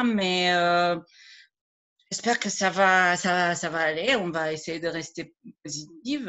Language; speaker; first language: French; non-native, fluent; Croatian